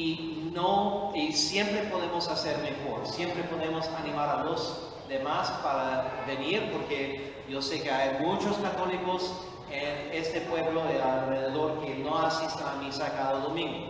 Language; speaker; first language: Spanish; non-native, fluent; English